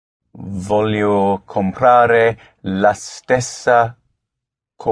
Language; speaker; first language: Italian; non-native, learner; English